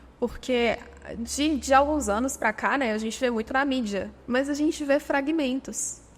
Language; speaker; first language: Portuguese; native; Portuguese